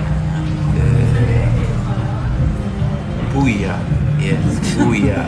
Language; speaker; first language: English; non-native, learner; Persian